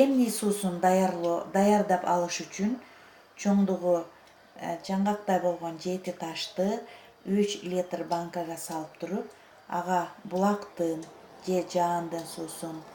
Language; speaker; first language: Kyrgyz; native; Kyrgyz